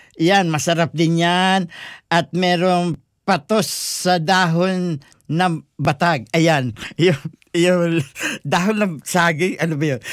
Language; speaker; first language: Filipino; non-native, local second language; Bikol